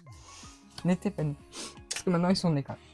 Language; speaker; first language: French; native; French